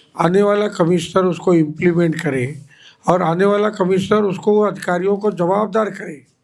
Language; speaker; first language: Hindi; non-native, local second language; Marathi